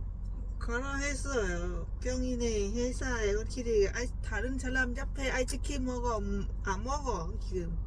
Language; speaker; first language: Korean; non-native, learner; Lao